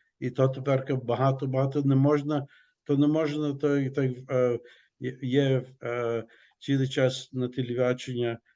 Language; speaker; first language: Ukrainian; early bilingual, heritage; Ukrainian